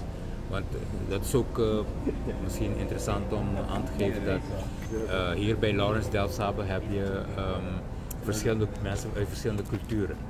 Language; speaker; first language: Dutch; non-native, local second language; Papiamento